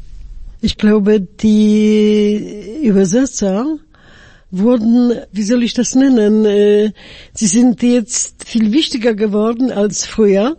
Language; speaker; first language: German; non-native, fluent; Polish